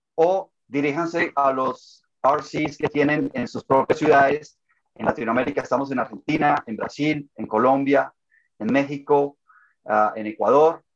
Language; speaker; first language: Spanish; native; Spanish